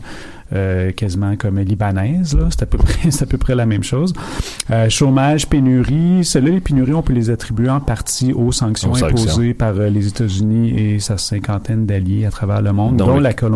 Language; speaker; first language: French; native; French